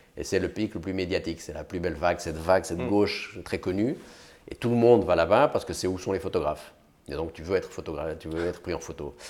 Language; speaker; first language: French; early bilingual, other home language; Portuguese